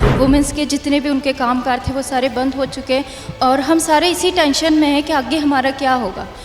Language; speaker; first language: Hindi; non-native, fluent; Persian